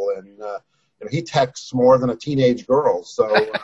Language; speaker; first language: English; native; English